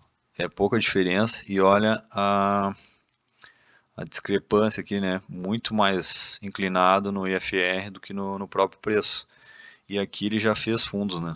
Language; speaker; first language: Portuguese; native; Portuguese